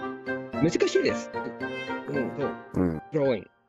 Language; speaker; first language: Japanese; non-native, learner; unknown